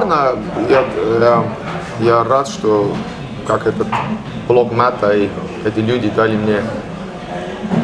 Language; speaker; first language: Russian; non-native, learner; Estonian